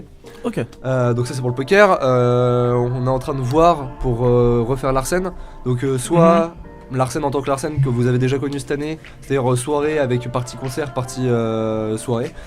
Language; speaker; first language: French; native; French